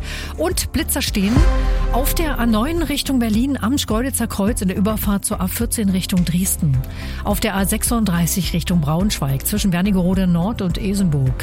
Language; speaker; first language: German; native; German